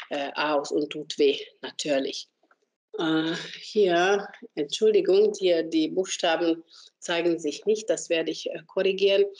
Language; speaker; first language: German; non-native, fluent; Hungarian